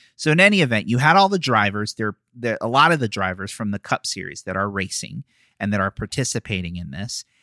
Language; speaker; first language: English; native; English